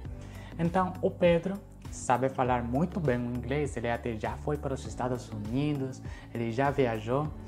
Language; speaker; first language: Portuguese; non-native, fluent; Spanish